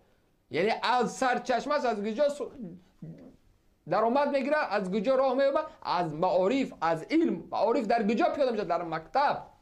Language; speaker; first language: Persian; native; Persian